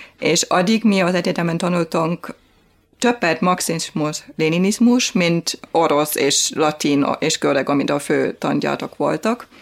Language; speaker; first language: Hungarian; non-native, fluent; German